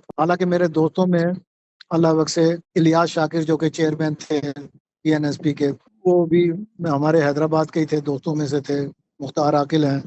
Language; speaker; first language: Urdu; native; Urdu